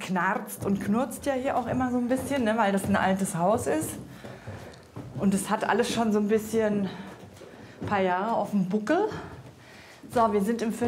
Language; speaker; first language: German; native; German